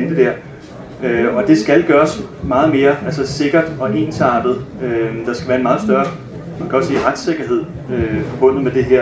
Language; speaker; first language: Danish; native; Danish